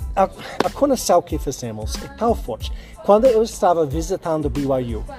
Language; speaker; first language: Portuguese; non-native, learner; English